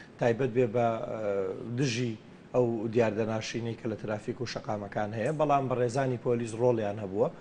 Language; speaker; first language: Central Kurdish; native; Central Kurdish